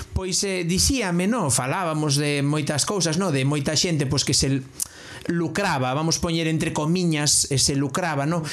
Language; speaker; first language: Galician; non-native, local second language; Spanish